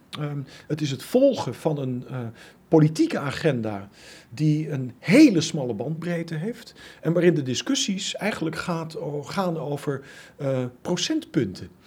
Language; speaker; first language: Dutch; native; Dutch